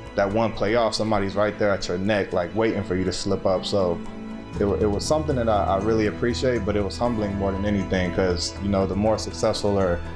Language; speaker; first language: English; native; English